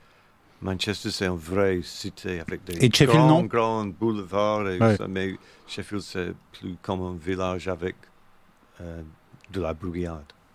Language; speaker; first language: French; non-native, learner; English